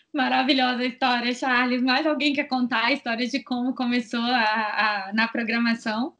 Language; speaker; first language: Portuguese; native; Portuguese